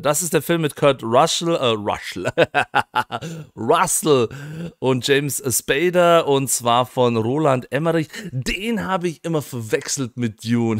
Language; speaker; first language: German; native; German